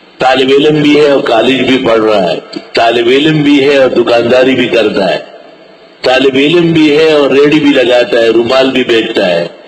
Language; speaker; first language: Urdu; non-native, local second language; Pashto